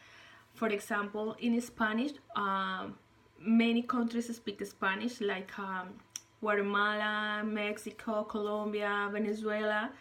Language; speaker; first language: English; non-native, learner; Spanish